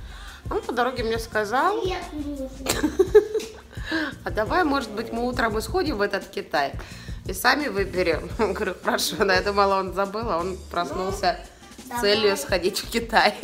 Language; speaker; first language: Russian; native; Russian